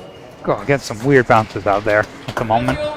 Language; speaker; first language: English; native; English